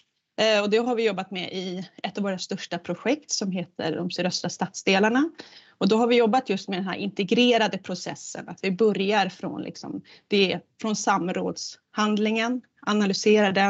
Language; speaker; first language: Swedish; native; Swedish